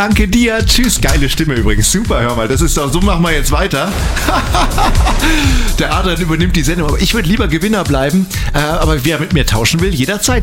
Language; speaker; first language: German; native; German